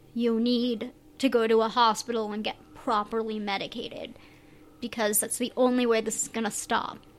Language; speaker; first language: English; native; English